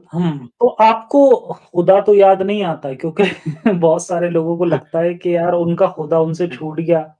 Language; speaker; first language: Hindi; native; Hindi